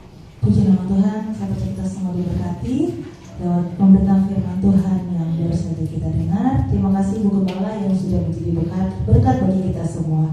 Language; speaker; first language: Indonesian; native; Indonesian